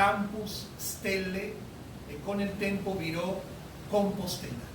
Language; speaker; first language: Spanish; non-native, learner; Portuguese